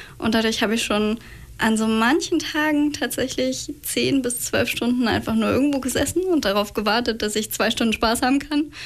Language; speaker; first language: German; native; German